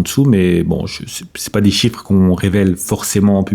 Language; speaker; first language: French; native; French